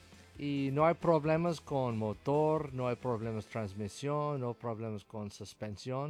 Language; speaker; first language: Spanish; non-native, learner; English